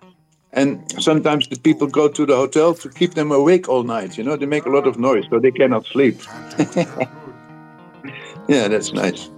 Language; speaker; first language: English; non-native, fluent; Dutch